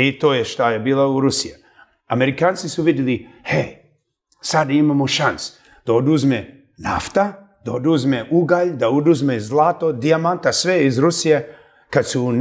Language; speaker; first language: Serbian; early bilingual, heritage; Serbian